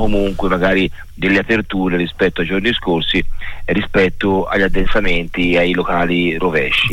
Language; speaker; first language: Italian; native; Italian